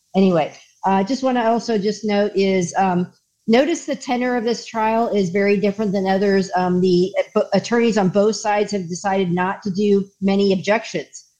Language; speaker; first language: English; native; English